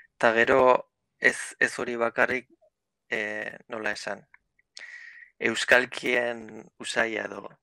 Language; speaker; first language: Basque; native; Basque